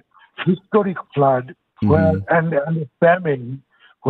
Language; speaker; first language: English; non-native, local second language; Bangla